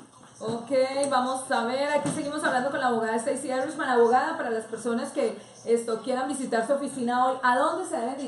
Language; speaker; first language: Spanish; native; Spanish